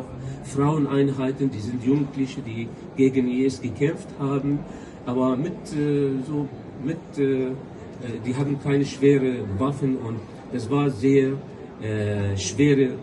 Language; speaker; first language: German; non-native, local second language; Kurdish